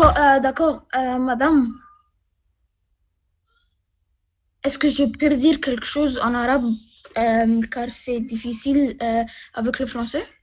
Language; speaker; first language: French; non-native, learner; Arabic